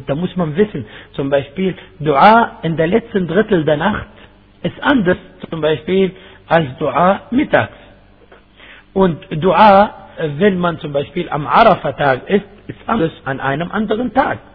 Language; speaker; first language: German; non-native, fluent; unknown